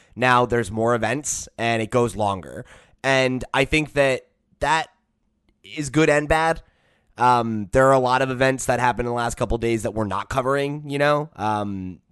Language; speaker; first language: English; native; English